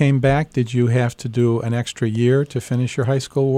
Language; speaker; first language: English; native; English